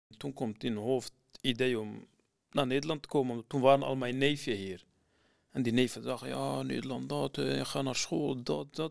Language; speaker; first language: Dutch; non-native, fluent; Kurdish